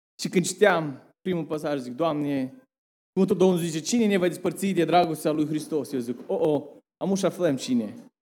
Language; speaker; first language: Romanian; early bilingual, heritage; Romanian